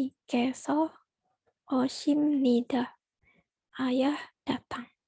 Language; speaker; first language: Korean; non-native, learner; Indonesian